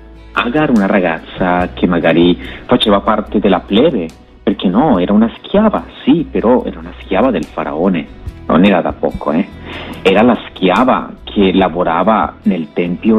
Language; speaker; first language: Italian; non-native, fluent; Spanish